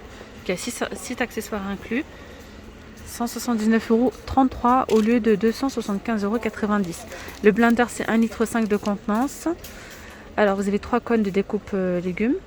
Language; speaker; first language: French; native; French